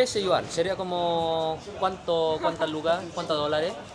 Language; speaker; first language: Spanish; non-native, learner; Indonesian